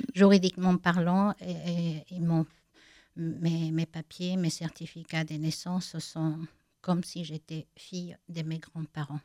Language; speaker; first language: French; non-native, fluent; Spanish